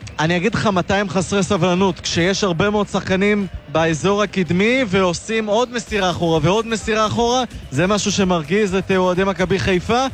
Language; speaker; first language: Hebrew; native; Hebrew